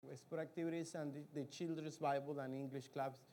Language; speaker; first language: English; non-native, fluent; Spanish